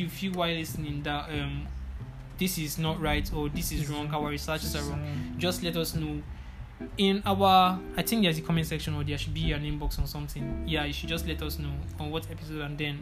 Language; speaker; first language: English; non-native, local second language; Igbo